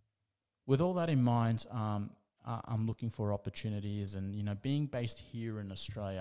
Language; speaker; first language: English; native; English